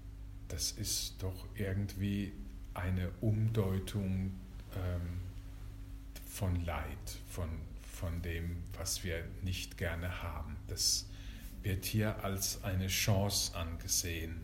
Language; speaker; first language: German; native; German